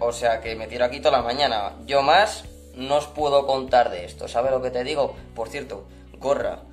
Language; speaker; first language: Spanish; native; Spanish